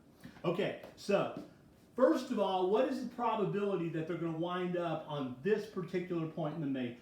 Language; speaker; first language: English; native; English